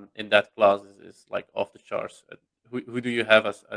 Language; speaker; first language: English; non-native, fluent; Dutch